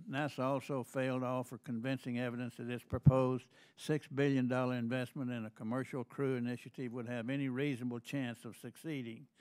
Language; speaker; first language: English; native; English